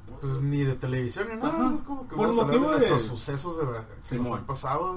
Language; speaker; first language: Spanish; native; Spanish